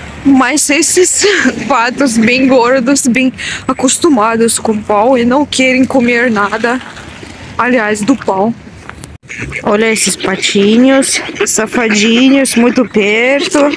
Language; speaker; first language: Portuguese; non-native, learner; Russian